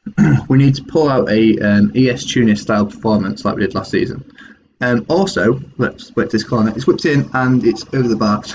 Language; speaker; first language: English; native; English